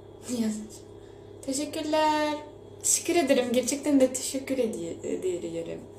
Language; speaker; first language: Turkish; early bilingual, heritage; Turkish